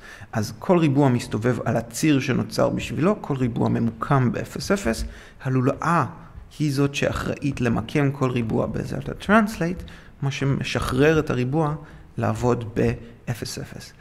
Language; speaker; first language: Hebrew; native; Hebrew